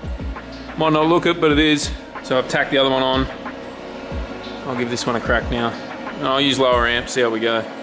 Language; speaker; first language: English; native; English